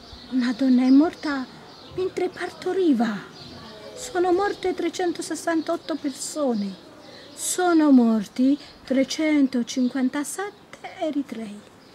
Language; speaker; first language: Italian; non-native, fluent; Tigrinya